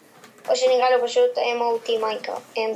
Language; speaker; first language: Hebrew; native; Hebrew